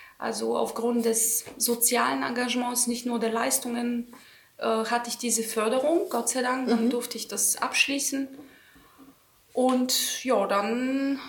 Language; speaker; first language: German; non-native, fluent; Bulgarian